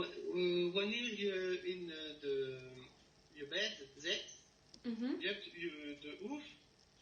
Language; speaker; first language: Dutch; non-native, learner; French